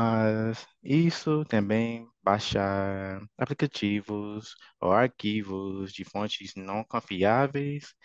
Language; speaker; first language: Portuguese; non-native, fluent; English